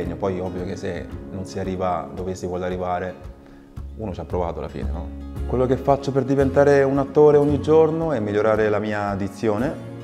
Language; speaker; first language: Italian; early bilingual, other home language; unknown